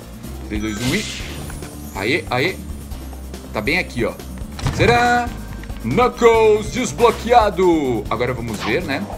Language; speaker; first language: Portuguese; native; Portuguese